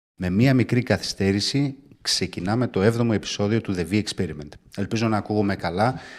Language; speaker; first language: Greek; early bilingual, heritage; Greek